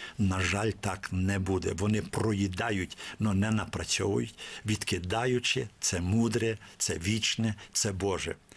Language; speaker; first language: Ukrainian; native; Ukrainian